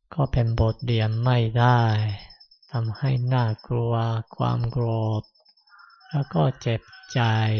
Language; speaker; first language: Thai; non-native, fluent; Japanese